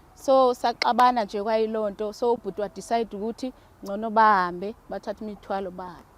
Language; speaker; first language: Zulu; non-native, local second language; Xhosa